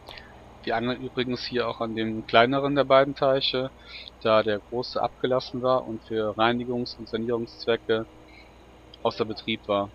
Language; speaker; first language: German; native; German